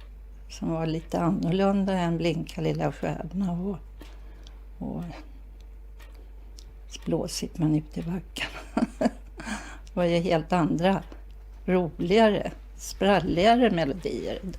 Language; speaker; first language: Swedish; native; Swedish